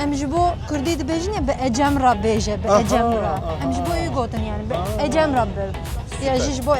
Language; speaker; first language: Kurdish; non-native, local second language; Turkish